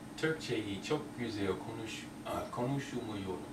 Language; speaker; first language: Turkish; non-native, learner; English